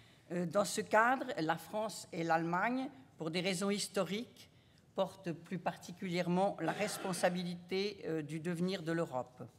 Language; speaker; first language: French; native; French